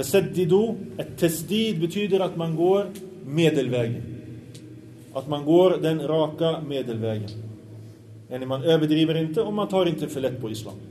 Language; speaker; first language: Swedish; early bilingual, other home language; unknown